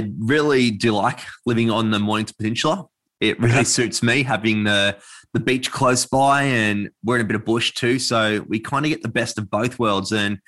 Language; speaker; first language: English; native; English